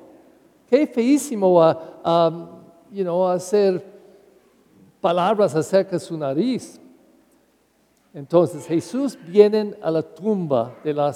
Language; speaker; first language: Spanish; non-native, learner; English